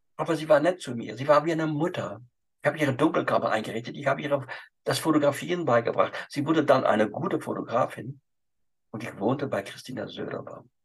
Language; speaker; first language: German; non-native, fluent; French